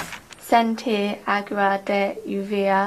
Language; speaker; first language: Spanish; non-native, learner; English